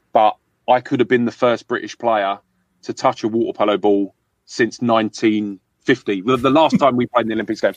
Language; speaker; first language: English; native; English